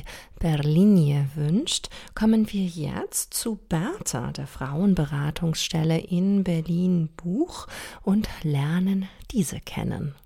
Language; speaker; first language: German; native; German